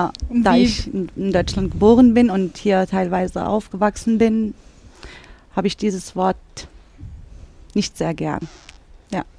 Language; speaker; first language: German; early bilingual, other home language; Arabic